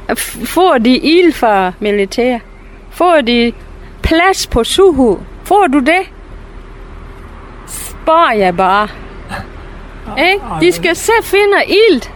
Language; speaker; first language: Danish; non-native, fluent; Burmese